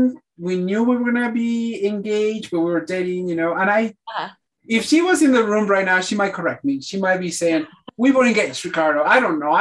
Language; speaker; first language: English; non-native, fluent; Spanish